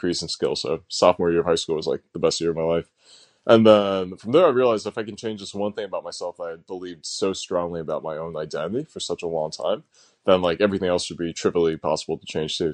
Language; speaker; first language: English; native; English